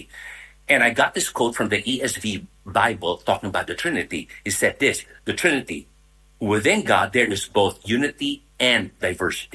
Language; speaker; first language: English; non-native, local second language; Filipino